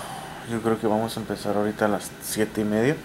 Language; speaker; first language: Spanish; native; Spanish